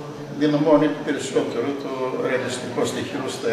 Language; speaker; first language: Greek; non-native, fluent; Bulgarian